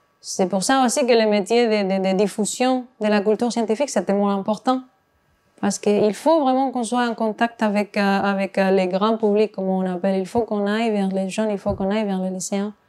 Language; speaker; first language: French; non-native, fluent; Spanish